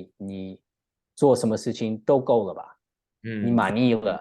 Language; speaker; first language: Chinese; non-native, learner; English